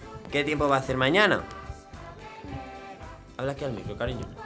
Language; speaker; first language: Spanish; native; Spanish